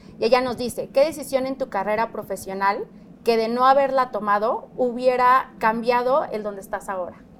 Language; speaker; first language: Spanish; native; Spanish